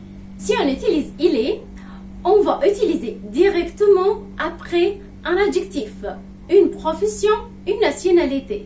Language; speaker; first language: French; non-native, fluent; Arabic